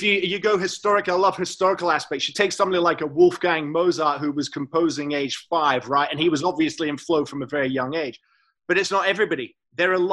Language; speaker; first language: English; native; English